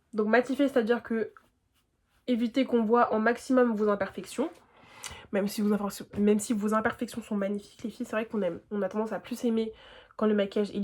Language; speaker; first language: French; native; French